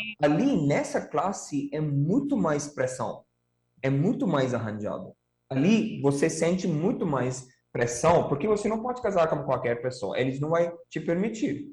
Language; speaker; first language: Portuguese; non-native, fluent; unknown